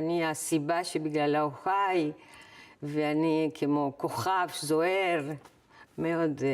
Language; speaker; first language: Hebrew; non-native, fluent; Spanish